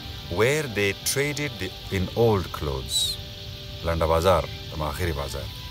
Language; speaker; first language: English; non-native, local second language; Hazaragi